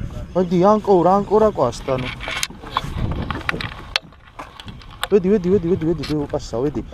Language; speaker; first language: Italian; non-native, learner; Georgian